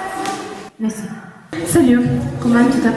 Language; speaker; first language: French; non-native, learner; Italian